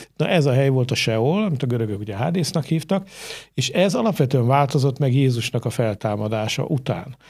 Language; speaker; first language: Hungarian; native; Hungarian